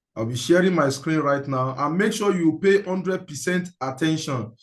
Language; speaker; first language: English; non-native, local second language; Yoruba